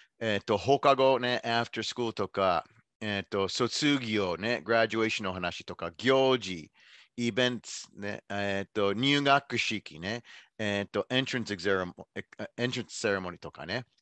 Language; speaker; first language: Japanese; non-native, fluent; English